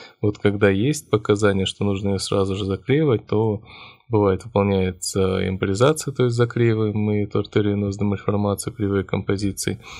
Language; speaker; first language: Russian; native; Russian